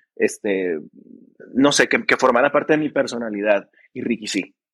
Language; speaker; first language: Spanish; native; Spanish